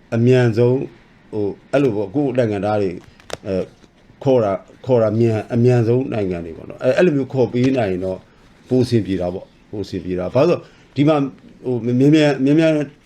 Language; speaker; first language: Burmese; non-native, local second language; S'gaw Karen